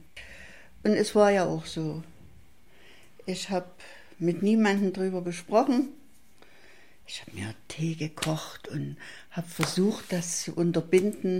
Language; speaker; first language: German; native; German